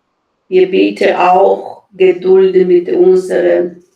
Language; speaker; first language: German; non-native, fluent; Portuguese